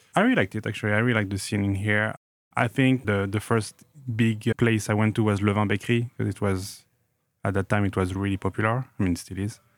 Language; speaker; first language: English; non-native, fluent; French